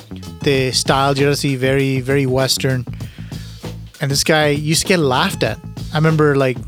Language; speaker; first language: Punjabi; early bilingual, heritage; Punjabi